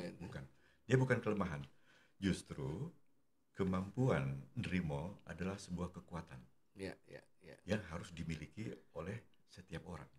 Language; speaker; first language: Indonesian; non-native, local second language; Javanese